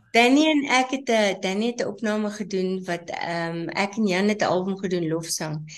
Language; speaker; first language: Afrikaans; native; Afrikaans